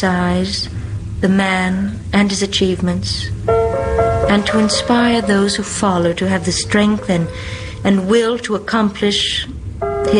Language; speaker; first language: English; native; English